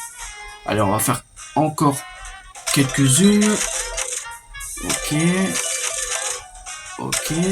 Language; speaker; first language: French; native; French